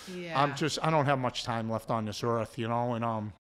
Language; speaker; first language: English; native; English